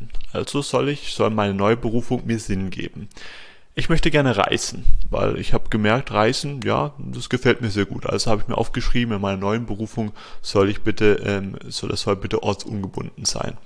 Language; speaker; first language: German; native; German